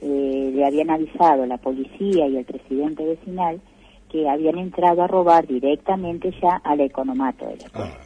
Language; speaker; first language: Spanish; native; Spanish